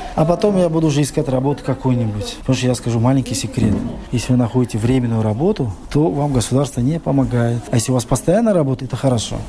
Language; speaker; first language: Russian; non-native, local second language; Tajik